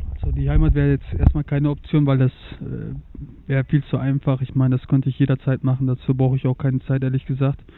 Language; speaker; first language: German; early bilingual, other home language; Turkish